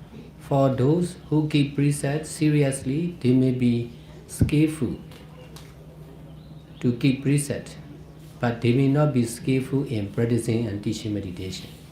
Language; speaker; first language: English; non-native, fluent; Burmese